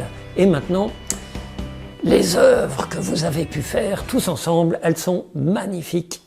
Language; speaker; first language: French; native; French